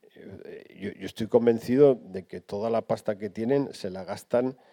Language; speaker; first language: Spanish; native; Spanish